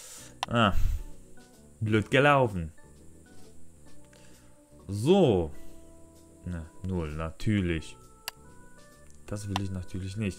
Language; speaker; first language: German; non-native, learner; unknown